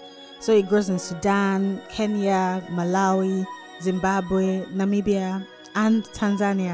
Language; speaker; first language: English; non-native, local second language; Hausa